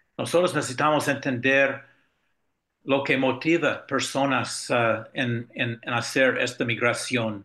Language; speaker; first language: Spanish; non-native, fluent; English